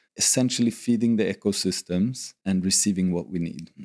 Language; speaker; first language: English; non-native, fluent; Swedish